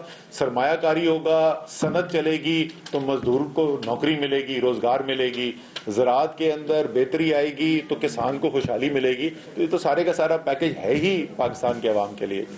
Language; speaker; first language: Urdu; native; Urdu